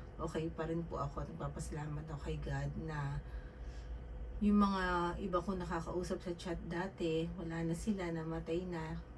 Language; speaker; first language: Filipino; native; Filipino